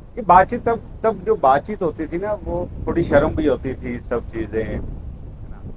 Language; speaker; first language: Hindi; non-native, local second language; Punjabi